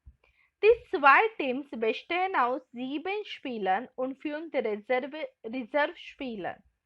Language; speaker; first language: German; non-native, fluent; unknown